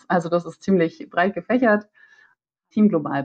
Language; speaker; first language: German; native; German